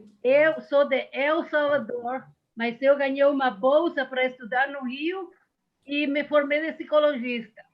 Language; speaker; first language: Portuguese; non-native, fluent; Spanish